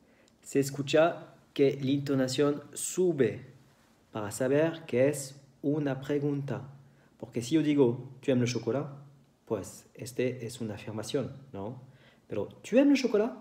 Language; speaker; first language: Spanish; non-native, fluent; French